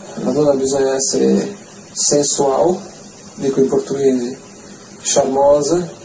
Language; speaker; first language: Italian; non-native, fluent; Portuguese